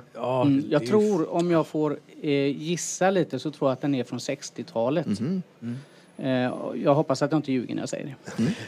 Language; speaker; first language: Swedish; native; Swedish